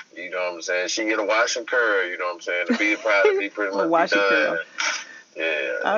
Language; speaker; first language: English; native; English